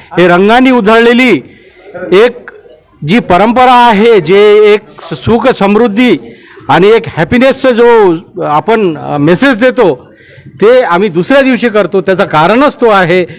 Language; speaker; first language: Marathi; non-native, local second language; Lambadi